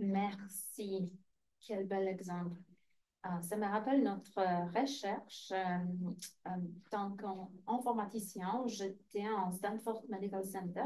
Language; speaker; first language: French; non-native, fluent; Polish